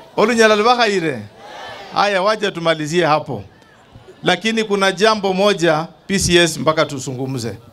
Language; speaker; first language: Swahili; non-native, local second language; Luyia